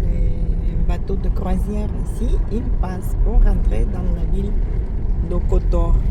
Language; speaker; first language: French; non-native, fluent; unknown